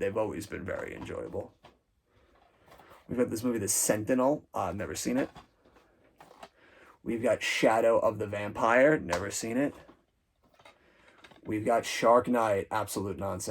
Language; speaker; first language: English; native; English